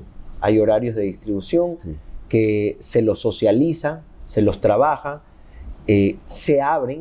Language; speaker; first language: Spanish; native; Spanish